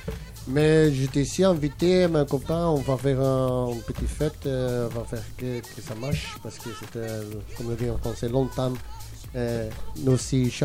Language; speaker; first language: French; non-native, learner; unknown